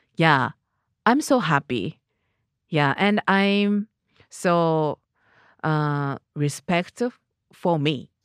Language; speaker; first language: English; non-native, learner; Japanese